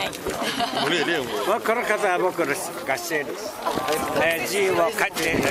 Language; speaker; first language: Japanese; non-native, learner; Chinese